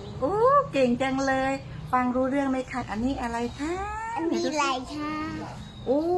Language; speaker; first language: Thai; native; Thai